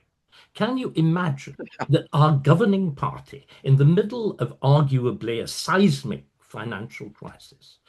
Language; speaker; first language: English; native; English